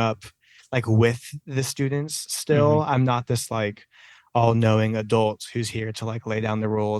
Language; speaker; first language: English; native; English